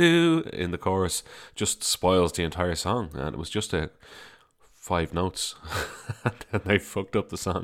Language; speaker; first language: English; native; English